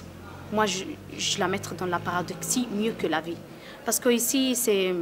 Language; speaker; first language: French; non-native, learner; Arabic